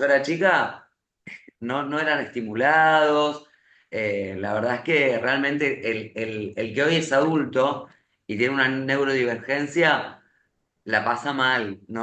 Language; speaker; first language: Spanish; native; Spanish